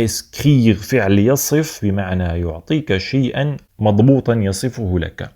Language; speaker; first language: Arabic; native; Arabic